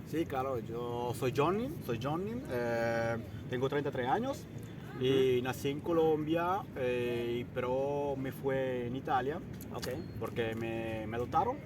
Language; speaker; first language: Spanish; non-native, fluent; Italian